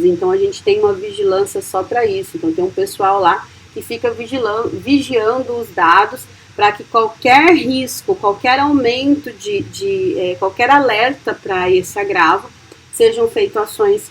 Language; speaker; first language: Portuguese; native; Portuguese